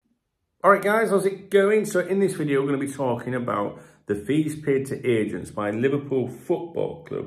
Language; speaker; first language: English; native; English